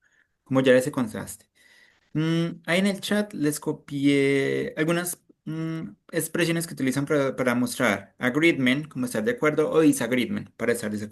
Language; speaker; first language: Spanish; native; Spanish